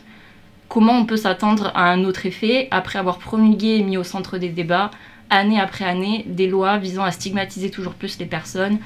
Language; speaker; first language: French; native; French